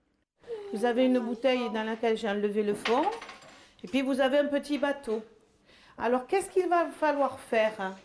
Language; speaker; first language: French; native; French